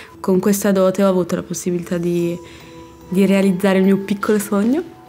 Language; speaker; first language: Italian; early bilingual, other home language; Arabic